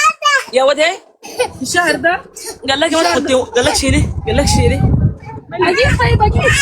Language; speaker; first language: Arabic; native; Arabic